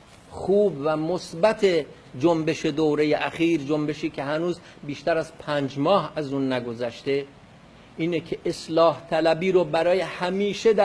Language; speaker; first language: Persian; non-native, local second language; Kurdish